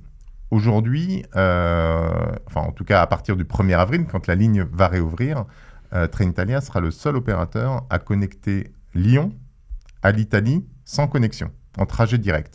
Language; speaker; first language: French; native; French